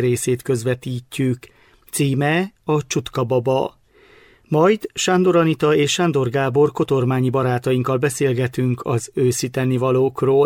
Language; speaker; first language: Hungarian; native; Hungarian